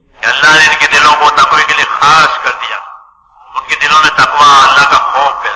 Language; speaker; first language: Urdu; non-native, local second language; Gujarati